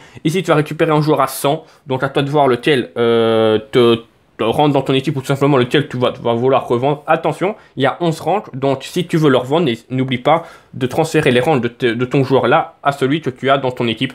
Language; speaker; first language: French; native; French